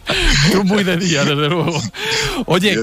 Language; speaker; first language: Spanish; native; Spanish